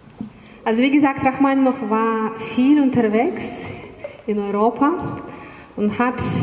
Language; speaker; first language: German; non-native, fluent; Russian